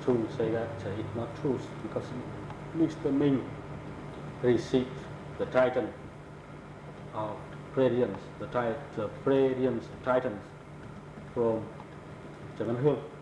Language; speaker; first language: English; non-native, fluent; Vietnamese